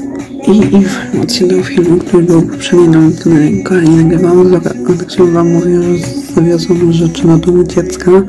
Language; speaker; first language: Polish; native; Polish